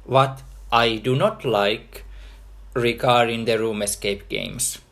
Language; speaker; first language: English; non-native, fluent; Finnish